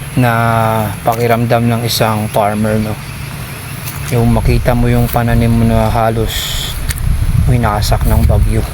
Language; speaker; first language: Filipino; non-native, local second language; Aklanon